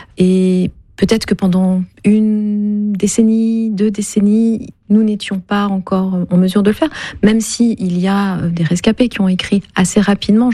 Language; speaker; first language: French; non-native, local second language; Kinyarwanda